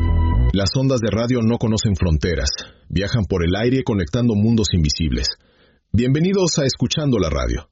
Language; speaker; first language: Spanish; native; Spanish